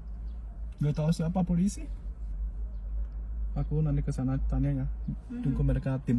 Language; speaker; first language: Indonesian; non-native, learner; Chinese